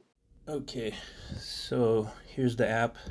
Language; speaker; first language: English; native; English